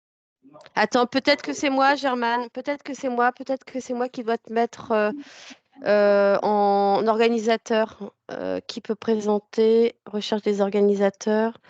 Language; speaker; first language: French; native; French